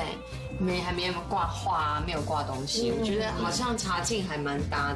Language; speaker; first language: Chinese; native; Chinese